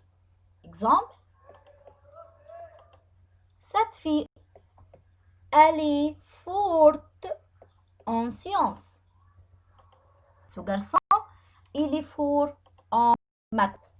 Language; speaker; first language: French; non-native, fluent; Arabic